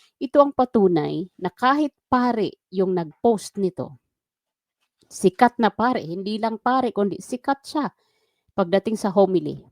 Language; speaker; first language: Filipino; non-native, local second language; Waray